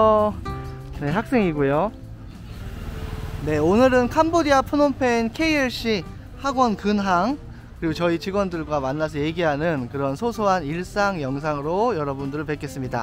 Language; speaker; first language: Korean; native; Korean